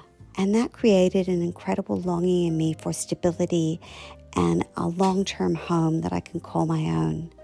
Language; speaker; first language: English; native; English